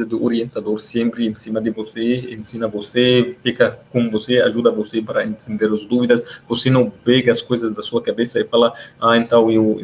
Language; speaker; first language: Portuguese; non-native, learner; Arabic